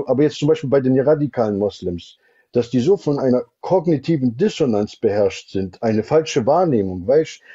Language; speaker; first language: German; native; German